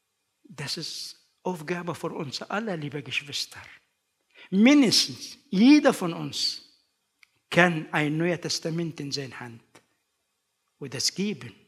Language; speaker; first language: German; non-native, learner; Arabic